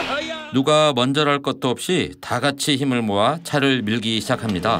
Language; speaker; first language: Korean; native; Korean